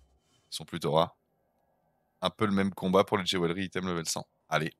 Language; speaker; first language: French; native; French